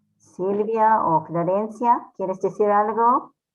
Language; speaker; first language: Spanish; non-native, fluent; English